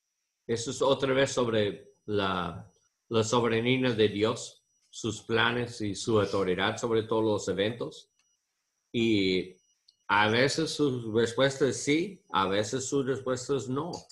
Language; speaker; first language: Spanish; non-native, learner; English